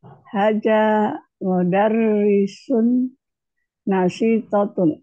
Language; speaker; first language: Arabic; non-native, learner; Indonesian